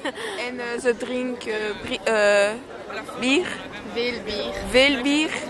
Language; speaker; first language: Dutch; non-native, learner; French